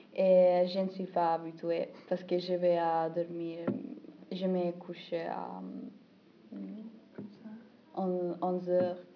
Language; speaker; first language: French; non-native, learner; Italian